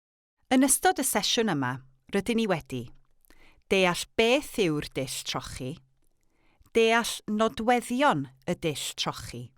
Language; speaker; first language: Welsh; native; Welsh